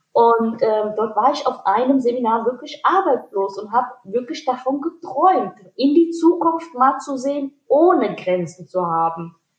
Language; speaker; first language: German; early bilingual, other home language; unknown